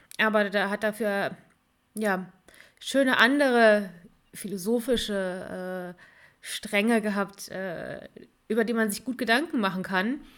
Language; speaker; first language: German; native; German